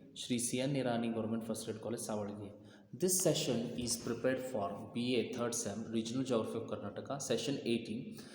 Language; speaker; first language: English; non-native, local second language; Kannada